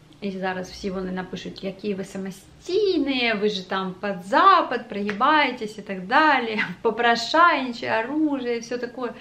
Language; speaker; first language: Ukrainian; non-native, local second language; Russian